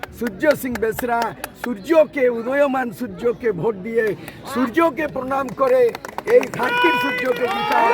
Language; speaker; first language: Bangla; non-native, local second language; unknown